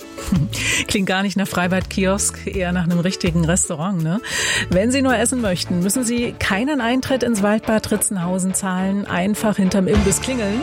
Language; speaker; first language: German; native; German